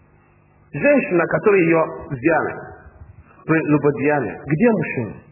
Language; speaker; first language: Russian; non-native, learner; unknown